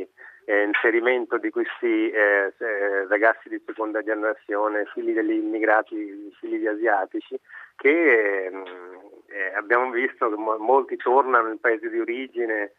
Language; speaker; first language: Italian; non-native, fluent; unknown